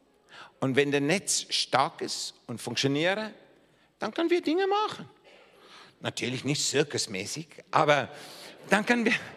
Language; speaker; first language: German; non-native, fluent; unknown